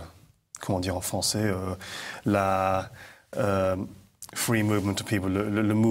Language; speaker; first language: French; non-native, fluent; English